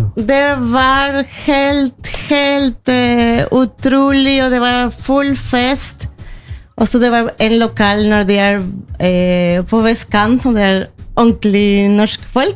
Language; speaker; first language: Norwegian; non-native, learner; Spanish